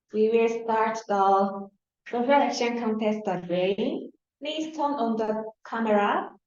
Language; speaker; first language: English; non-native, learner; Korean